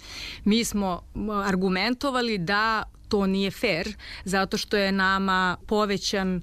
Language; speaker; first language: Serbian; native; Serbian